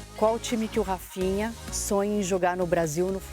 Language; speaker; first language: Portuguese; native; Portuguese